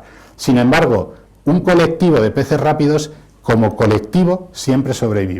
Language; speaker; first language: Spanish; native; Spanish